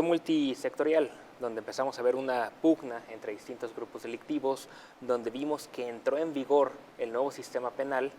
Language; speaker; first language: Spanish; native; Spanish